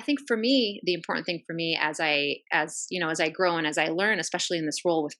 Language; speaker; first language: English; native; English